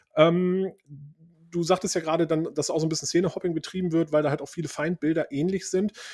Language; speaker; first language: German; early bilingual, other home language; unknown